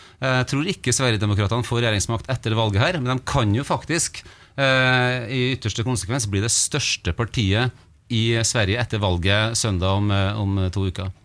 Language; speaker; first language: Norwegian; native; Norwegian